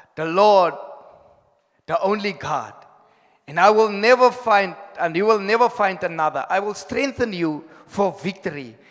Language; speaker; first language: English; non-native, local second language; Afrikaans